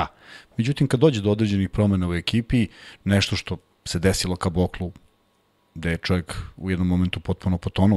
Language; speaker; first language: Serbian; native; Serbian